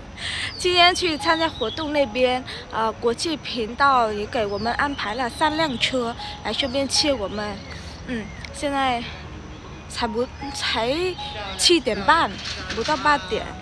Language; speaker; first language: Chinese; non-native, fluent; Vietnamese